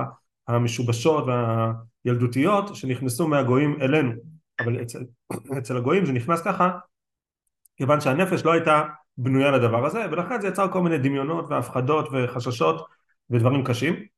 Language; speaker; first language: Hebrew; native; Hebrew